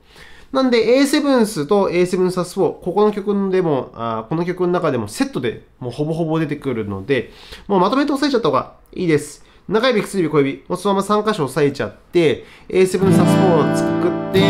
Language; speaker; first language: Japanese; native; Japanese